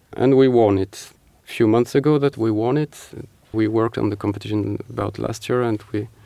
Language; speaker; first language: English; non-native, fluent; French